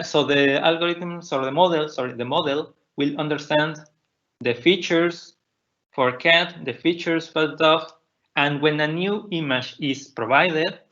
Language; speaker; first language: English; non-native, fluent; Spanish